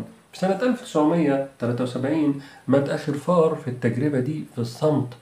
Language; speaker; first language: Arabic; native; Arabic